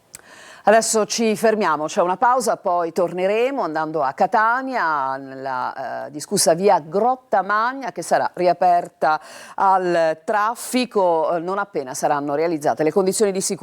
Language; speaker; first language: Italian; native; Italian